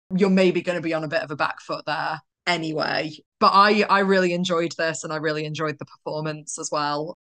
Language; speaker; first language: English; early bilingual, other home language; Polish